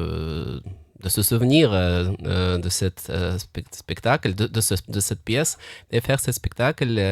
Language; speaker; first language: French; non-native, fluent; Russian